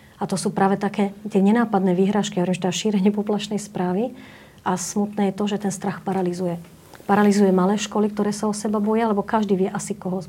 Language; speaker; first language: Slovak; native; Slovak